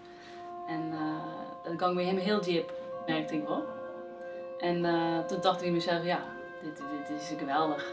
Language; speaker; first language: Dutch; non-native, local second language; Western Frisian